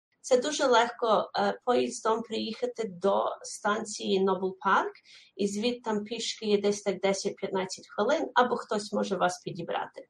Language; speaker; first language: Ukrainian; early bilingual, heritage; Ukrainian